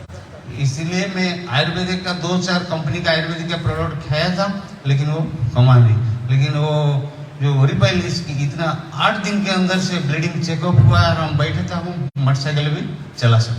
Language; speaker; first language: Hindi; non-native, local second language; Odia